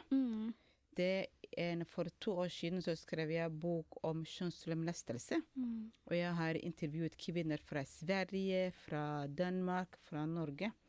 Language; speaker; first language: Norwegian; non-native, fluent; Somali